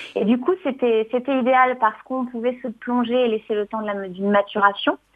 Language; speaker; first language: French; native; French